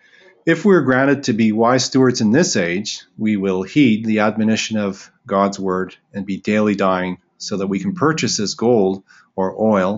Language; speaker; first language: English; native; English